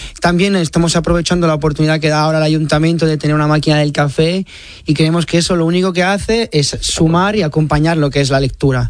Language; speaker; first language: Spanish; non-native, fluent; Italian